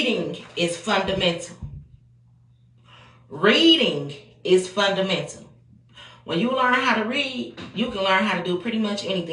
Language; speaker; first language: English; native; English